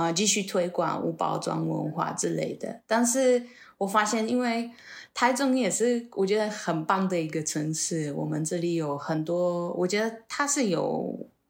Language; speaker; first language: Chinese; non-native, fluent; Polish